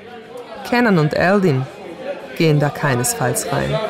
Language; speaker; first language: German; native; German